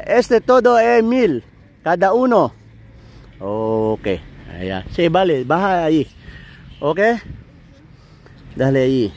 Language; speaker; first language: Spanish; non-native, learner; Filipino